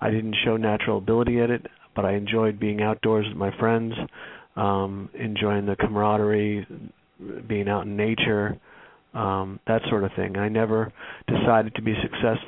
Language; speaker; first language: English; native; English